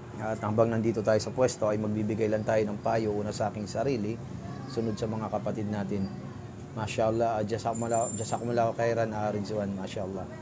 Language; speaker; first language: Filipino; native; Filipino